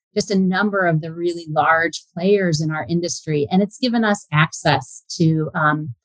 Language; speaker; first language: English; native; English